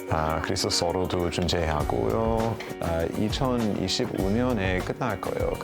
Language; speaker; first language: Korean; non-native, learner; English